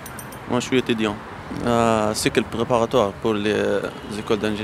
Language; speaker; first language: French; non-native, local second language; Arabic